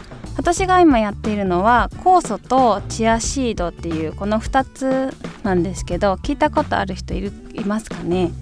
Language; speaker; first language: Japanese; native; Japanese